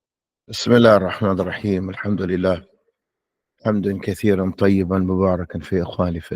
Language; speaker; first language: Arabic; non-native, fluent; English